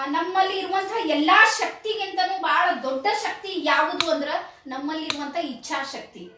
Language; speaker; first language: Kannada; native; Kannada